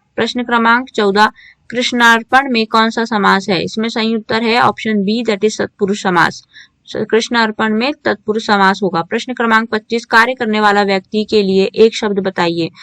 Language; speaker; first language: Hindi; native; Hindi